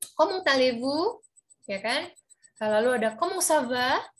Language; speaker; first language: French; non-native, fluent; Indonesian